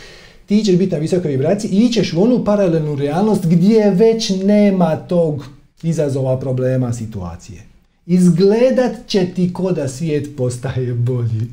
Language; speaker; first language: Croatian; native; Croatian